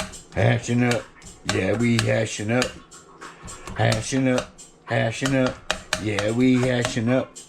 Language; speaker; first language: English; native; English